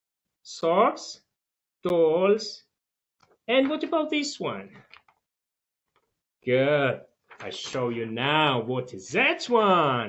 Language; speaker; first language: English; non-native, fluent; Tajik